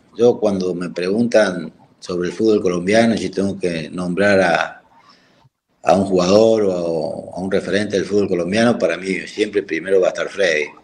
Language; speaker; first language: Spanish; native; Spanish